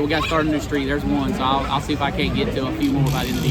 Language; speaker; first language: English; native; English